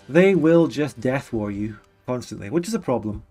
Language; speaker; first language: English; native; English